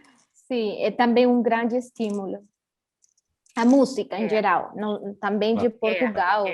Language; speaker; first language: Portuguese; early bilingual, heritage; Portuguese